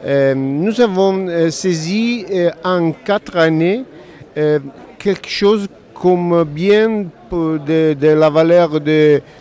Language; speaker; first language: French; non-native, learner; Italian